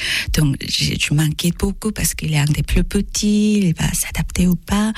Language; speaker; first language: French; non-native, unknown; Korean